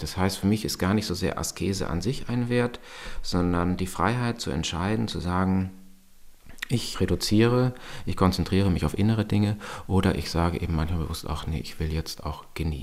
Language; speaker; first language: German; native; German